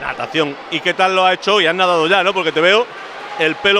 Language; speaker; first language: Spanish; native; Spanish